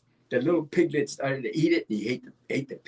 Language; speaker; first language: English; native; English